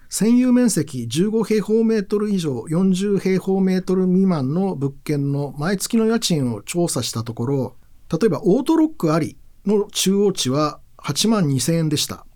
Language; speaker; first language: Japanese; native; Japanese